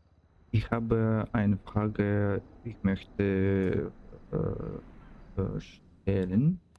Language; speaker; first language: German; non-native, learner; Russian